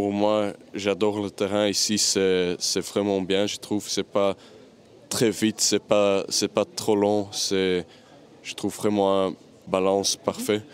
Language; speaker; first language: French; non-native, local second language; Dutch